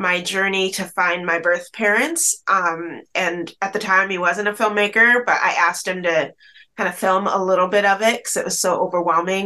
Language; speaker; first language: English; native; English